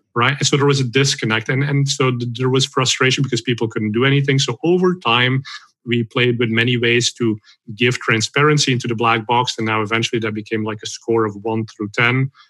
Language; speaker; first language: English; non-native, fluent; Dutch